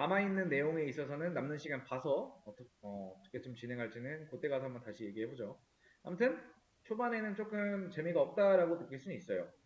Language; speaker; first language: Korean; native; Korean